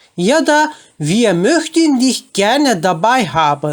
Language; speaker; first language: German; non-native, fluent; Turkish